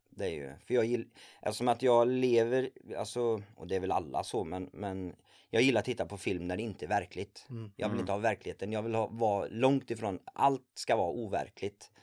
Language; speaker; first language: Swedish; native; Swedish